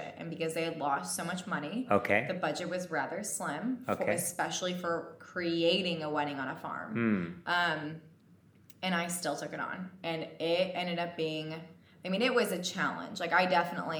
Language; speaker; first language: English; native; English